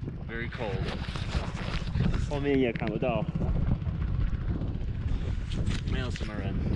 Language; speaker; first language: Chinese; non-native, fluent; English